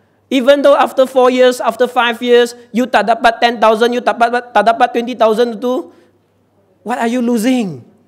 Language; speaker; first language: English; non-native, local second language; Chinese